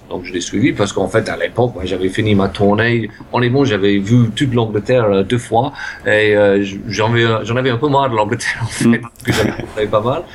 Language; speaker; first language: French; non-native, fluent; English